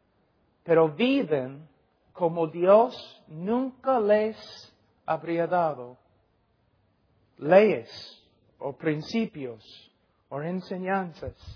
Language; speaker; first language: Spanish; non-native, fluent; English